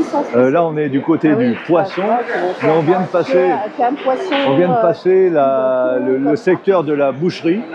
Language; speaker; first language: French; native; French